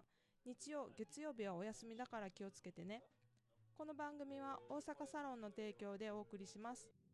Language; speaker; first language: Japanese; native; Japanese